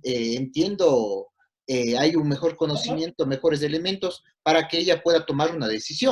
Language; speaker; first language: Spanish; native; Spanish